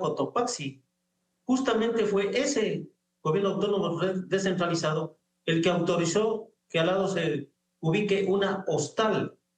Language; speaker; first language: Spanish; native; Spanish